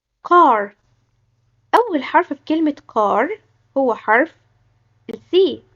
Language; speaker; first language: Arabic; native; Arabic